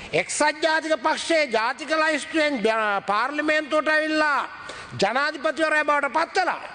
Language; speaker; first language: Sinhala; native; Sinhala